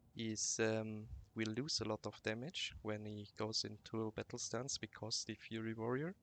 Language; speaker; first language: English; non-native, fluent; German